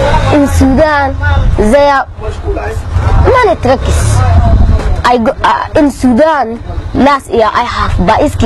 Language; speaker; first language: English; non-native, learner; Arabic